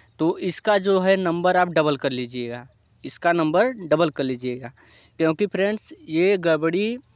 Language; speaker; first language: Hindi; native; Hindi